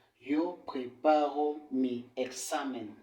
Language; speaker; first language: Spanish; non-native, fluent; French